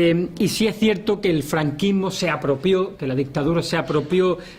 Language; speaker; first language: Spanish; native; Spanish